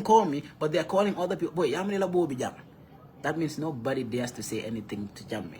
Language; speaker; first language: English; non-native, local second language; Wolof